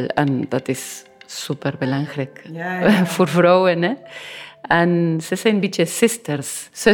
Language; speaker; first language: Dutch; non-native, learner; Spanish